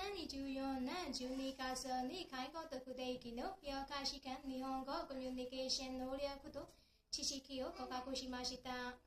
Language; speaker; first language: Japanese; non-native, learner; Burmese